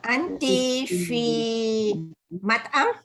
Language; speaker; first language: Arabic; non-native, learner; Malay